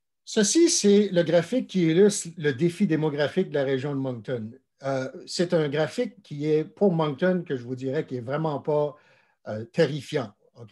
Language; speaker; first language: French; native; French